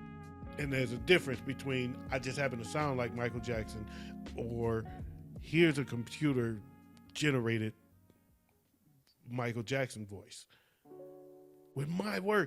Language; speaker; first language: English; native; English